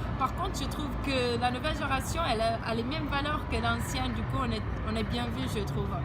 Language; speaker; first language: French; non-native, fluent; Portuguese